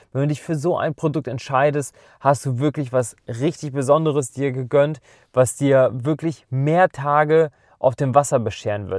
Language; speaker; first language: German; native; German